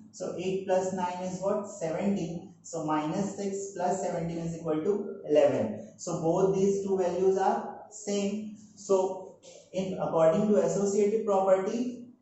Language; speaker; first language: English; non-native, local second language; Hindi